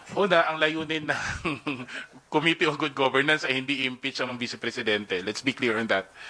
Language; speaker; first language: Filipino; native; Filipino